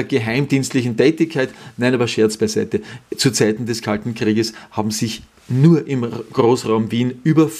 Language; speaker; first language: German; native; German